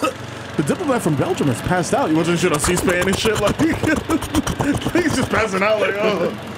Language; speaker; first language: English; early bilingual, other home language; Spanish